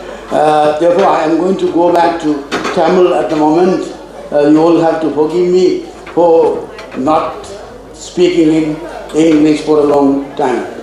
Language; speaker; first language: English; non-native, local second language; Tamil